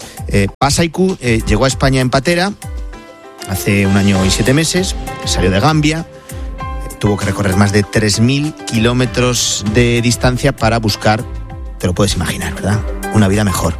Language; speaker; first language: Spanish; native; Spanish